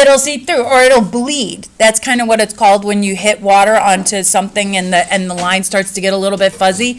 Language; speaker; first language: English; native; English